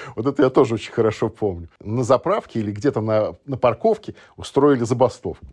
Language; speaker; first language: Russian; native; Russian